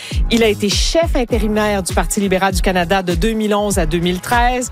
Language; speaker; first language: French; native; French